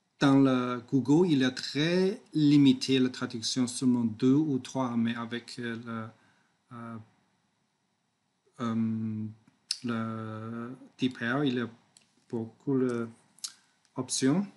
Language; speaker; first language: French; non-native, learner; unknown